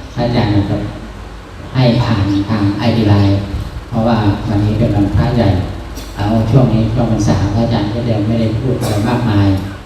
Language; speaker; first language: Thai; native; Thai